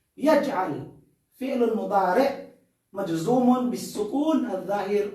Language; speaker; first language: Arabic; non-native, fluent; Filipino